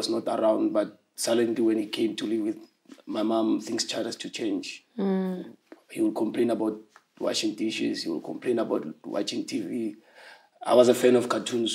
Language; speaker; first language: English; non-native, local second language; Zulu